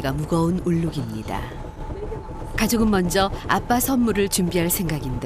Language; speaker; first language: Korean; native; Korean